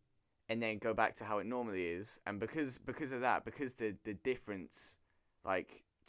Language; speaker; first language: English; native; English